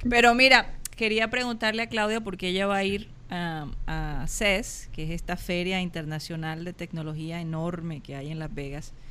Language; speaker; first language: Spanish; native; Spanish